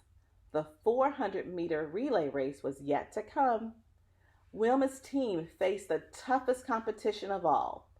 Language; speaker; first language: English; native; English